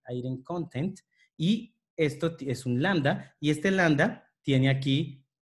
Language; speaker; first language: Spanish; native; Spanish